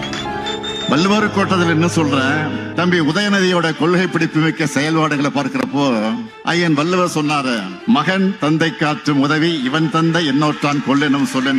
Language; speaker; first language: Tamil; native; Tamil